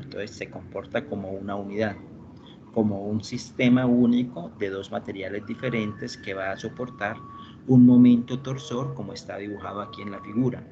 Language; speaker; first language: Spanish; native; Spanish